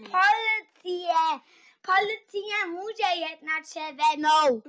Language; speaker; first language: Czech; early bilingual, heritage; Czech